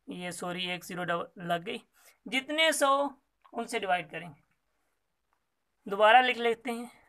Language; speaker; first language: Urdu; non-native, local second language; Sindhi